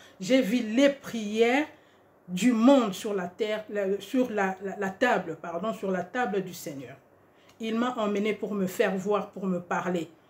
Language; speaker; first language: French; non-native, local second language; Lingala